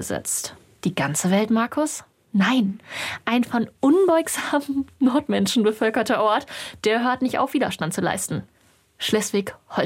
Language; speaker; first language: German; native; German